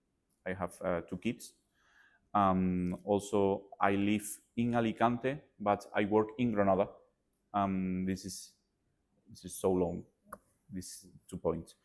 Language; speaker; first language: English; non-native, learner; Spanish